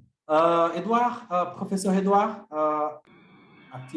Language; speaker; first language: French; non-native, fluent; Portuguese